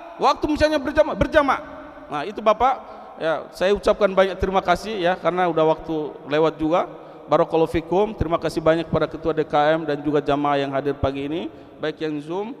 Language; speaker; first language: Indonesian; non-native, local second language; Tetum